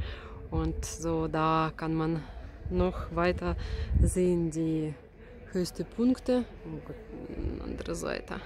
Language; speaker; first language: German; non-native, learner; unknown